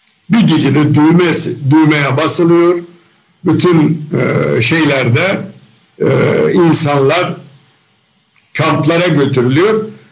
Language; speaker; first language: Turkish; non-native, fluent; Uyghur